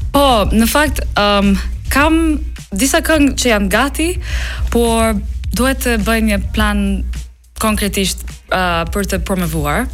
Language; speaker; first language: Albanian; non-native, learner; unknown